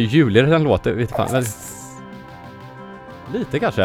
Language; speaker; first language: Swedish; native; Swedish